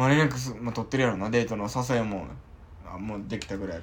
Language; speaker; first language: Japanese; native; Japanese